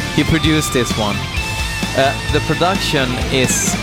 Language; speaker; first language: English; non-native, fluent; Swedish